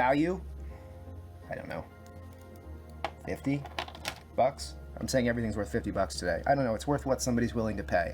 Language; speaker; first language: English; native; English